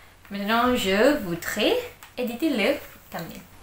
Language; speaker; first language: French; non-native, learner; Malay